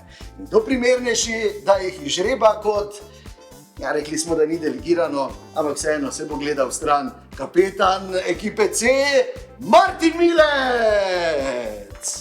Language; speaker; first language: Slovenian; native; Slovenian